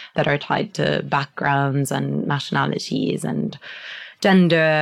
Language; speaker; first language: English; non-native, fluent; Italian